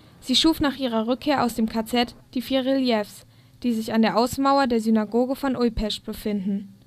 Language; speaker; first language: German; native; German